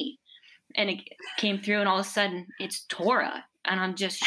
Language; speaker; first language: English; native; English